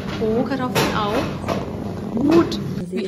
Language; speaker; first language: German; non-native, learner; Thai